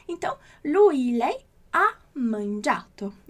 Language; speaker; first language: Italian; non-native, fluent; Portuguese